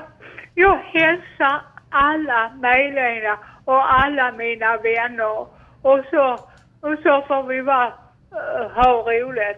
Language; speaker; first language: Swedish; non-native, learner; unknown